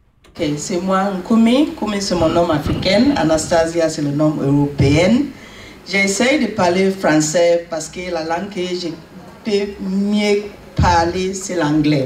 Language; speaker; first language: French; non-native, learner; English